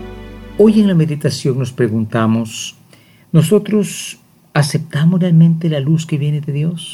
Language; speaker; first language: Spanish; native; Spanish